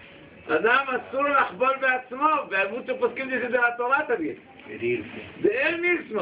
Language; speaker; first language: Spanish; non-native, learner; Hebrew